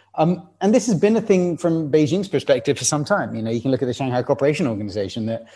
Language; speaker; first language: English; native; English